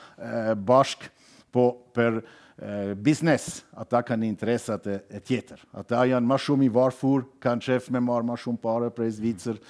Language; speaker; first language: Albanian; non-native, learner; German